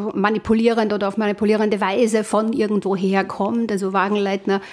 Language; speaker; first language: German; native; German